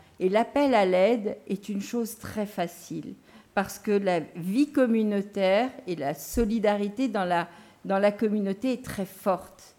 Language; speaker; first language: French; non-native, local second language; Gujarati